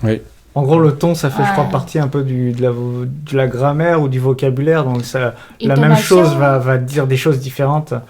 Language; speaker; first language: French; native; French